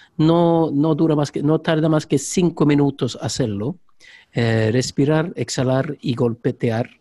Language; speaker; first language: Spanish; non-native, learner; Swedish